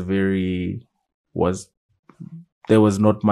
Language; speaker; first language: English; non-native, local second language; Shona